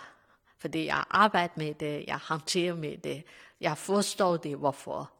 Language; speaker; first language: Danish; non-native, learner; Chinese